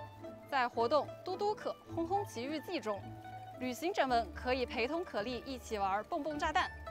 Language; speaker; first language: Chinese; native; Chinese